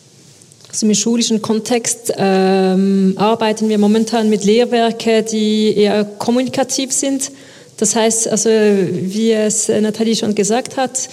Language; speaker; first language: German; non-native, local second language; French